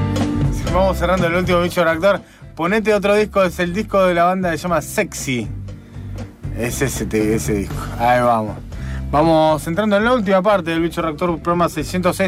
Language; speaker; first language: Spanish; native; Spanish